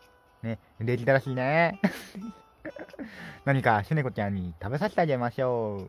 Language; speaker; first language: Japanese; native; Japanese